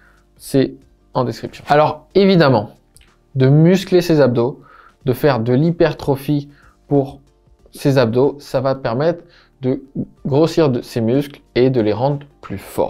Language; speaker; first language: French; native; French